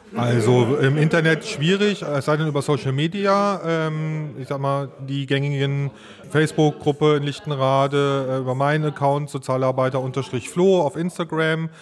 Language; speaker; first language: German; native; German